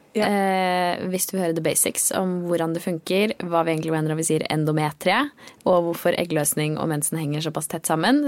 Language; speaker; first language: Norwegian; native; Norwegian